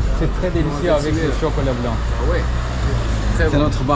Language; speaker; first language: French; non-native, local second language; Arabic